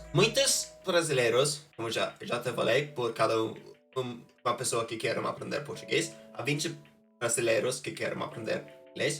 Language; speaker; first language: Portuguese; non-native, fluent; Norwegian